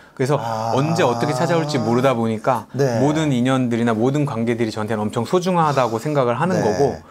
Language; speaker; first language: Korean; native; Korean